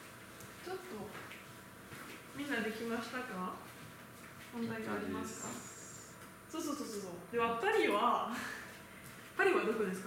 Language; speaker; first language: Japanese; non-native, learner; French